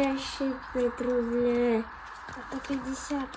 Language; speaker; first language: Russian; early bilingual, other home language; Armenian